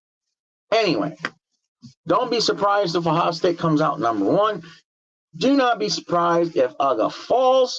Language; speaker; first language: English; native; English